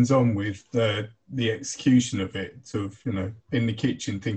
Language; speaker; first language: English; native; English